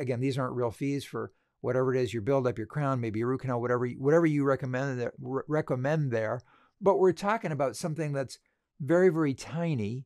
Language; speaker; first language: English; native; English